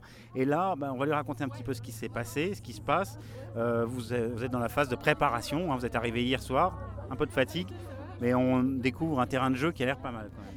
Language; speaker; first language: French; native; French